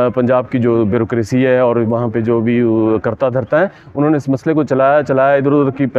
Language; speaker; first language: Urdu; non-native, local second language; Punjabi